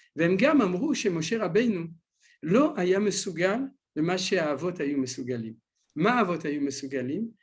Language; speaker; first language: Hebrew; non-native, fluent; French